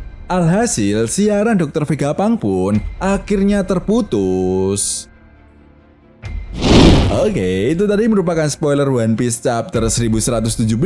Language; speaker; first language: Indonesian; native; Indonesian